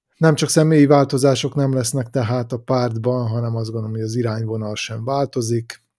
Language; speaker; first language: Hungarian; native; Hungarian